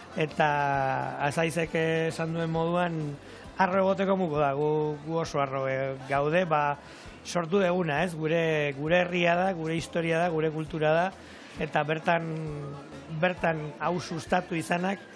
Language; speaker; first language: Basque; non-native, local second language; Spanish